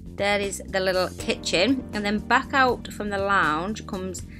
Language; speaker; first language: English; native; English